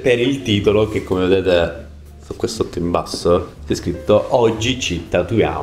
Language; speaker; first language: Italian; native; Italian